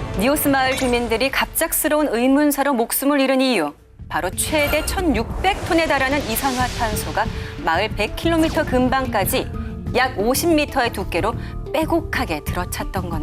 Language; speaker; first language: Korean; native; Korean